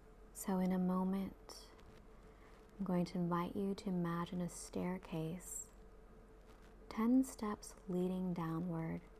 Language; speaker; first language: English; native; English